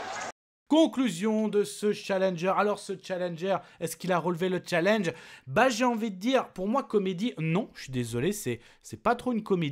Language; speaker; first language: French; native; French